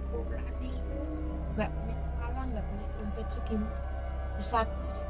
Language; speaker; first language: Indonesian; non-native, local second language; Javanese